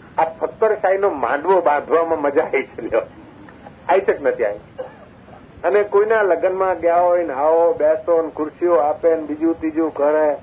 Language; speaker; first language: Gujarati; non-native, local second language; Sindhi